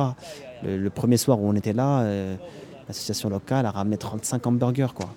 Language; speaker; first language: French; native; French